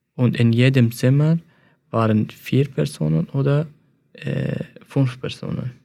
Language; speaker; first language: German; non-native, fluent; Persian